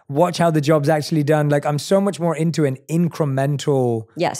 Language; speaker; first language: English; native; English